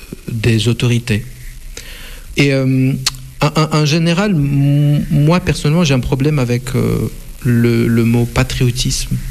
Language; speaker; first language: French; non-native, fluent; Russian